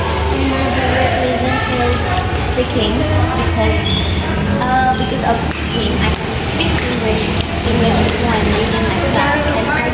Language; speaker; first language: English; non-native, learner; Indonesian